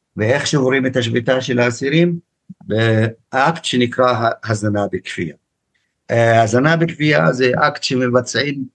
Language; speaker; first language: Hebrew; non-native, local second language; Arabic